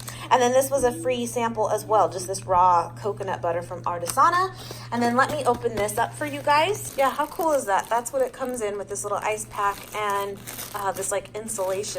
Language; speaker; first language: English; native; English